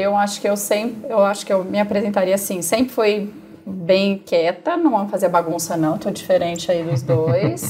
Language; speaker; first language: Portuguese; native; Portuguese